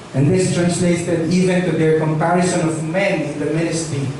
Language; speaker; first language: English; non-native, local second language; Filipino